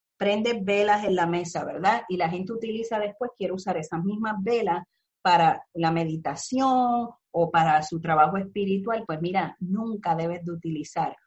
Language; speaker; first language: Spanish; native; Spanish